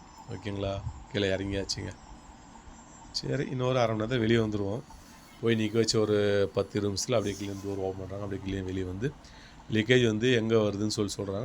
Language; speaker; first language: Tamil; native; Tamil